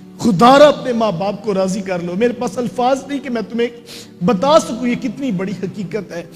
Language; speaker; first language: Urdu; non-native, local second language; Punjabi